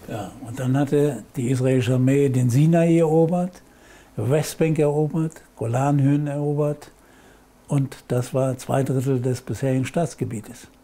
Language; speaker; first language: German; native; German